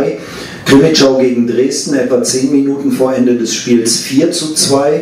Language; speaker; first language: German; native; German